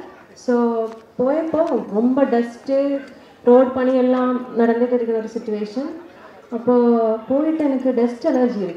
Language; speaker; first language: Tamil; non-native, learner; Malayalam